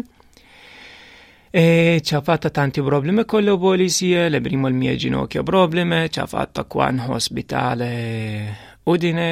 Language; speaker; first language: Italian; non-native, learner; Arabic